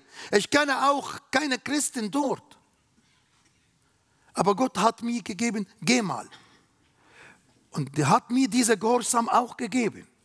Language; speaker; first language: German; non-native, learner; Arabic